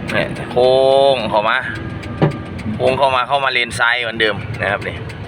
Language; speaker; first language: Thai; non-native, local second language; Northeastern Thai